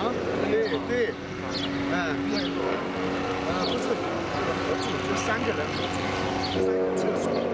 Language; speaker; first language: Chinese; native; Chinese